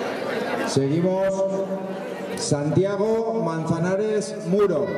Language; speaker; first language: Spanish; native; Spanish